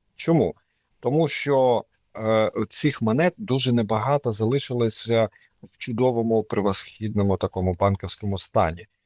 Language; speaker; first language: Ukrainian; non-native, local second language; Russian